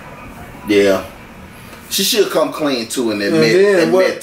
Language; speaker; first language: English; native; English